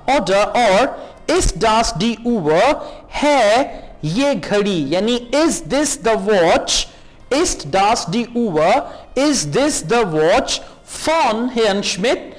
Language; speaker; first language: German; non-native, fluent; Urdu